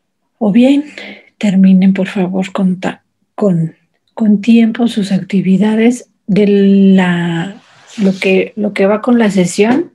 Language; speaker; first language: Spanish; native; Spanish